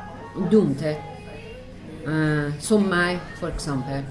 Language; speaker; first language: Norwegian; non-native, learner; Persian